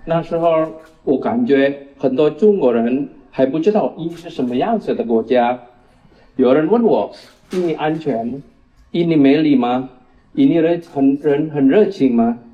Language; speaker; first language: Chinese; non-native, fluent; Indonesian